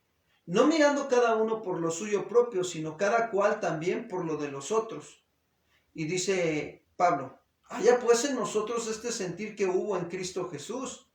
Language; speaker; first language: Spanish; native; Spanish